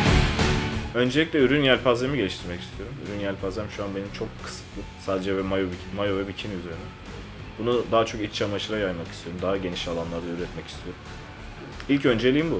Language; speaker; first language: Turkish; native; Turkish